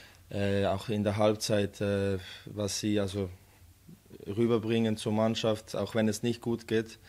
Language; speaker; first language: German; non-native, fluent; Serbian